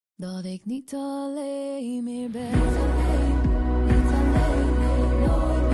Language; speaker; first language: Dutch; native; Dutch